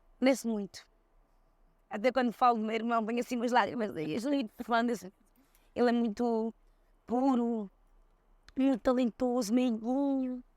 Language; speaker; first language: Portuguese; early bilingual, other home language; Kabuverdianu